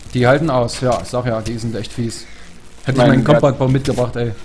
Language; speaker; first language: German; native; German